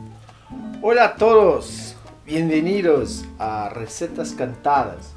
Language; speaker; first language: Spanish; non-native, learner; Portuguese